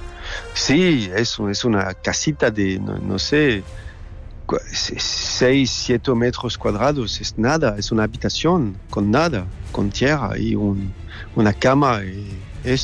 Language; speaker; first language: Spanish; non-native, fluent; French